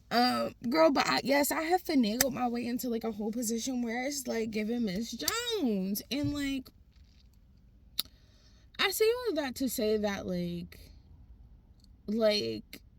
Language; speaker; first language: English; native; English